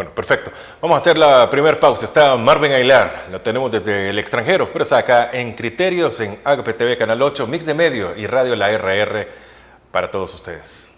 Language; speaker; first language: Spanish; native; Spanish